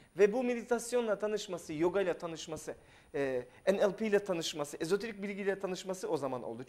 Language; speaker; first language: Turkish; non-native, fluent; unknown